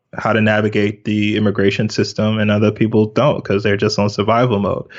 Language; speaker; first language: English; native; English